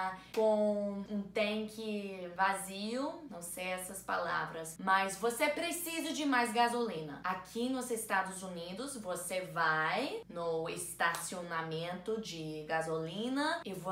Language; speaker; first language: Portuguese; non-native, learner; English